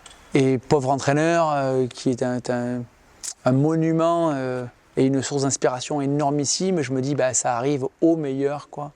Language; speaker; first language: French; native; French